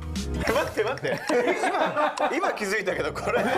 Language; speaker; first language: Japanese; native; Japanese